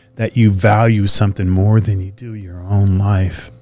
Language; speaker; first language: English; native; English